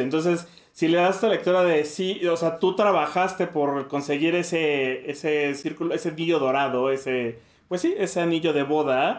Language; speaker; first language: Spanish; native; Spanish